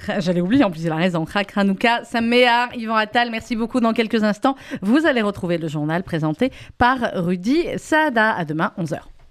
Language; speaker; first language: French; native; French